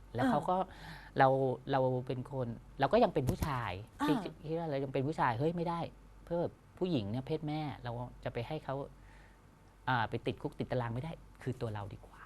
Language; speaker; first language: Thai; native; Thai